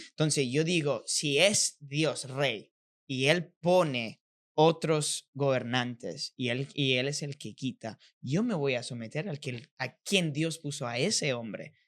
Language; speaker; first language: Spanish; early bilingual, heritage; Spanish